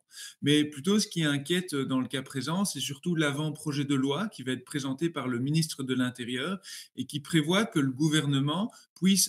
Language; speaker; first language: French; native; French